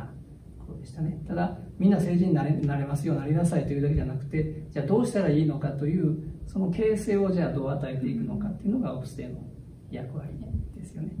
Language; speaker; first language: Japanese; native; Japanese